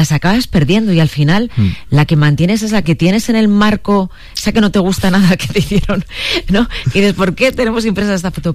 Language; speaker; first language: Spanish; native; Spanish